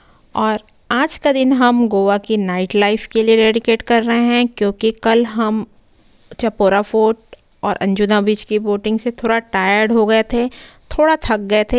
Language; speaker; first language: Hindi; native; Hindi